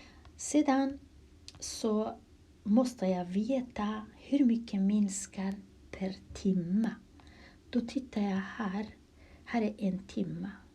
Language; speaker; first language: Swedish; non-native, fluent; Kurdish